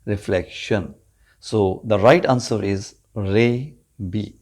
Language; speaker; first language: English; non-native, local second language; Punjabi